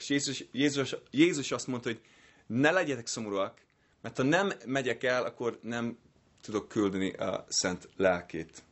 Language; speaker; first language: Hungarian; non-native, fluent; English